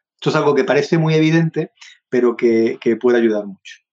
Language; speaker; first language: Spanish; native; Spanish